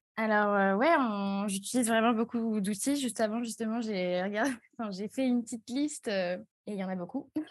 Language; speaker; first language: French; native; French